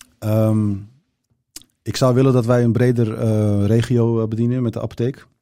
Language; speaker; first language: Dutch; early bilingual, other home language; Turkish